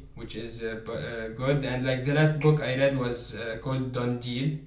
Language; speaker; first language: English; non-native, fluent; Arabic